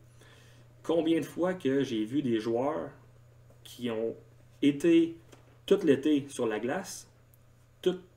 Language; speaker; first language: French; native; French